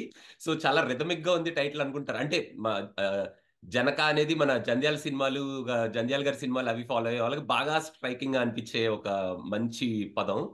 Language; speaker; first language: Telugu; native; Telugu